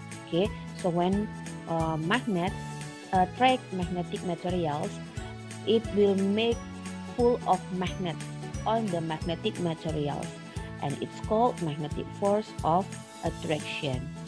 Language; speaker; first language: English; non-native, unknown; Indonesian